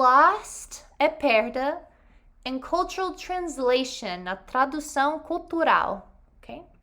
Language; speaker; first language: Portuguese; non-native, fluent; English